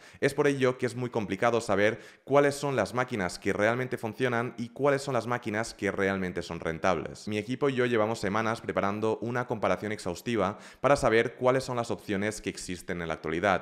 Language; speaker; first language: Spanish; native; Spanish